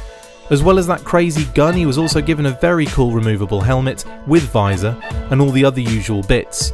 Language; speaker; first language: English; native; English